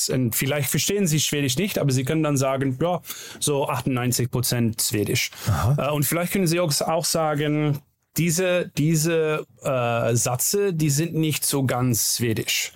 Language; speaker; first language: German; non-native, learner; Dutch